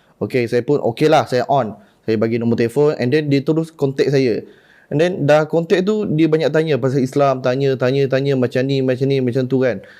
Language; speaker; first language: Malay; non-native, local second language; Chinese